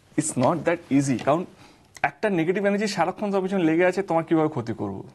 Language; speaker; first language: Bangla; non-native, local second language; Hindi